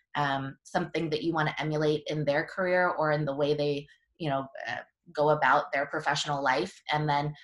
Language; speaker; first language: English; native; English